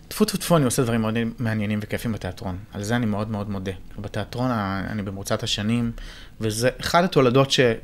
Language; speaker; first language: Hebrew; native; Hebrew